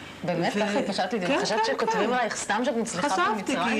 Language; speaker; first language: Hebrew; native; Hebrew